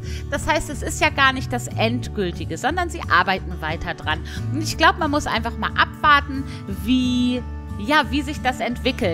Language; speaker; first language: German; native; German